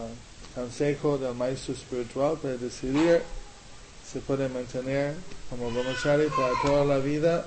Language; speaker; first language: Spanish; non-native, learner; English